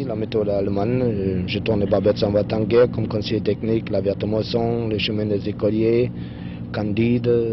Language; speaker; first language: French; non-native, fluent; German